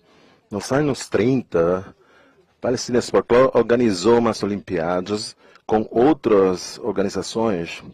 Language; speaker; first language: Portuguese; non-native, fluent; Spanish